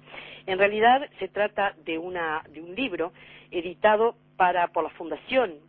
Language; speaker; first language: Spanish; native; Spanish